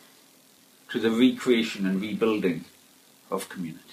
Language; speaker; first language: English; native; English